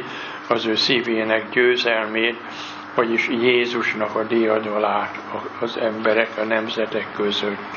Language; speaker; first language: Hungarian; native; Hungarian